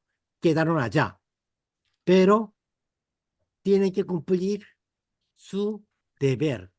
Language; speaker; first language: Spanish; non-native, fluent; Korean